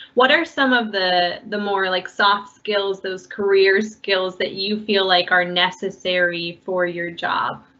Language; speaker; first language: English; native; English